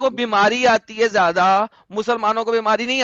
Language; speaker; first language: Hindi; native; Hindi